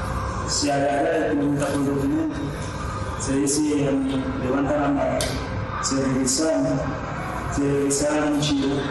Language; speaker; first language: Spanish; non-native, learner; Haitian Creole